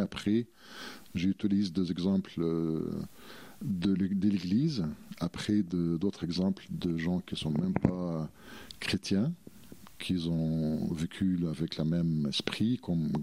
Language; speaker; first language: French; non-native, fluent; Arabic